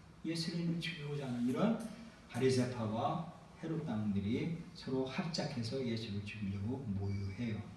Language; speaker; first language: Korean; native; Korean